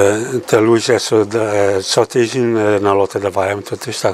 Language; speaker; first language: Polish; early bilingual, heritage; Polish